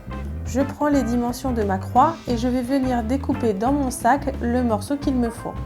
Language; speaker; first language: French; native; French